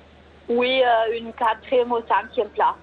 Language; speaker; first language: French; non-native, fluent; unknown